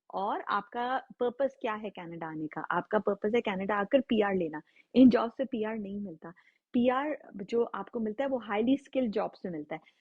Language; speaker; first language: Urdu; native; Urdu